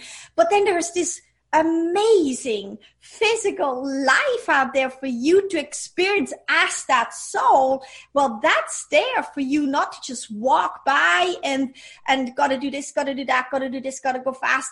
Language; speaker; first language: English; non-native, fluent; Swiss German